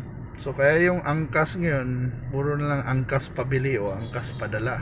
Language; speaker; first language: Filipino; non-native, local second language; Cebuano